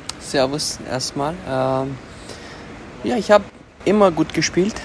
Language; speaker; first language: German; early bilingual, other home language; Romanian